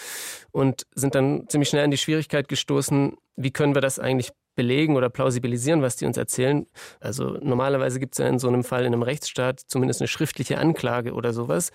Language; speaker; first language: German; native; German